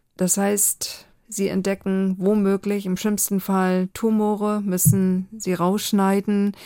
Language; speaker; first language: German; native; German